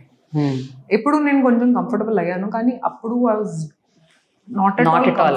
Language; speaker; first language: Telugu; non-native, local second language; Hindi